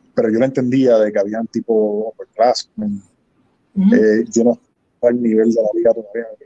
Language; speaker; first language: Spanish; native; Spanish